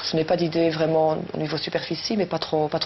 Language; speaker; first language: French; native; French